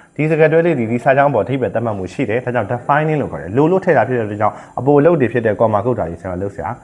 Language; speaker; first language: Burmese; native; Burmese